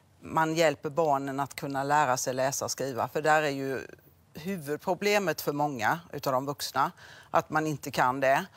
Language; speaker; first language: Swedish; native; Swedish